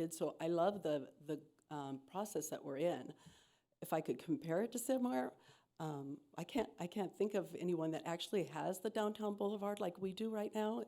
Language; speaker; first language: English; native; English